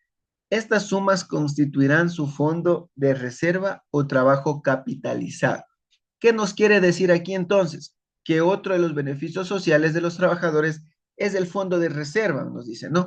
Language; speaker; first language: Spanish; native; Spanish